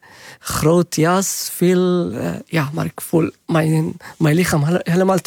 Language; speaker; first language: Dutch; non-native, learner; Arabic